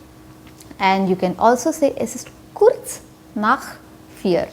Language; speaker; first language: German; non-native, fluent; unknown